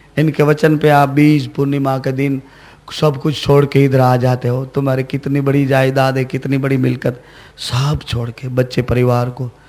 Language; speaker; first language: Hindi; non-native, local second language; Gujarati